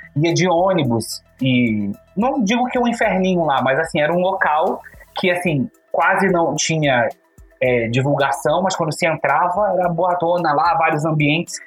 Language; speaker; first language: Portuguese; native; Portuguese